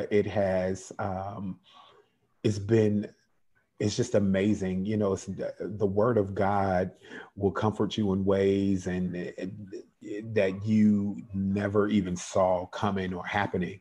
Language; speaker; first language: English; native; English